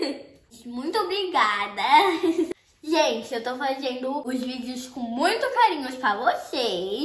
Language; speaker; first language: Portuguese; early bilingual, heritage; Portuguese